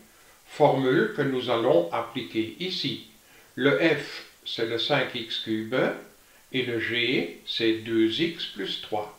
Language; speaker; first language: French; native; French